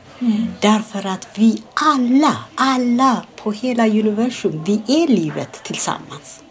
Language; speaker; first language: Swedish; non-native, fluent; Amharic